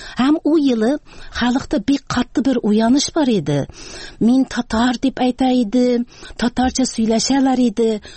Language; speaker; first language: Tatar; early bilingual, heritage; Tatar